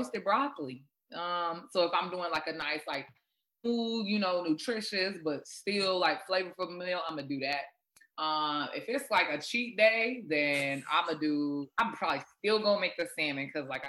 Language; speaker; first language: English; non-native, local second language; Shona